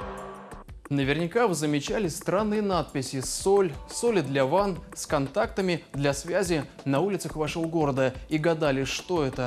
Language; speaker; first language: Russian; native; Russian